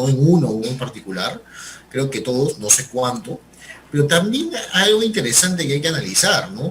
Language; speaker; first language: Spanish; native; Spanish